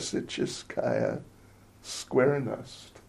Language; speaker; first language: Russian; non-native, learner; English